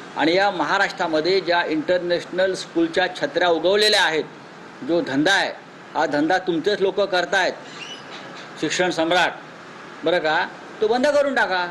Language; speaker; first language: Marathi; native; Marathi